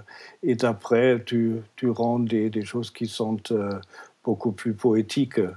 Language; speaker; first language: French; non-native, fluent; German